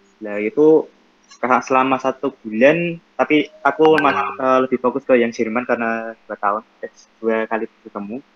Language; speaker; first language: Indonesian; non-native, local second language; Javanese